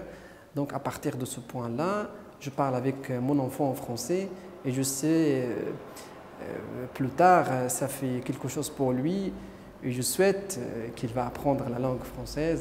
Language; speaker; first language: French; non-native, fluent; Arabic